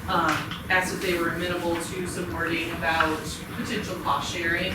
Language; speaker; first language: English; native; English